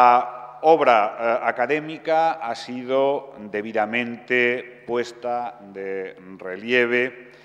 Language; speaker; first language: Spanish; native; Spanish